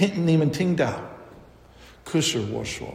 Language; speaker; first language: Chinese; non-native, fluent; English